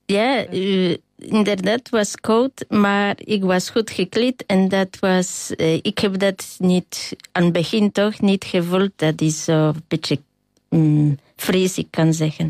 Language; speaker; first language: Dutch; non-native, learner; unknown